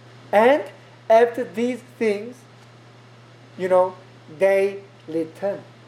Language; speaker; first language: English; non-native, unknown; Korean